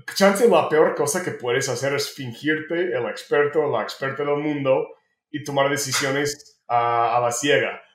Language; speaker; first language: Spanish; non-native, fluent; English